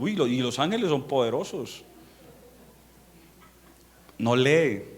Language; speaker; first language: Spanish; native; Spanish